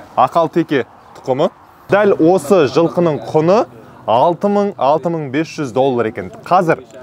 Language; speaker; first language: Kazakh; native; Kazakh